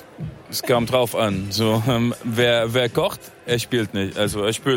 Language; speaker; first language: German; non-native, fluent; Arabic